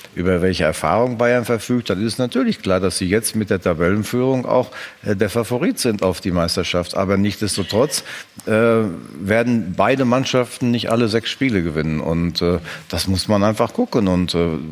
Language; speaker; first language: German; native; German